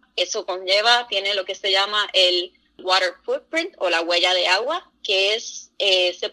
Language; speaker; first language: Spanish; native; Spanish